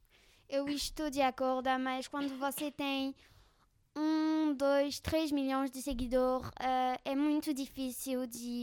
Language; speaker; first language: Portuguese; non-native, learner; French